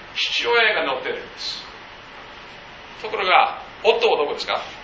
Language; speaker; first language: Japanese; non-native, fluent; English